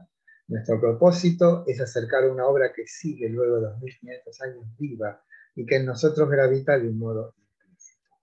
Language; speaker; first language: Spanish; native; Spanish